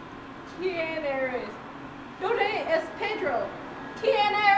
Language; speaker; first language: Spanish; non-native, learner; English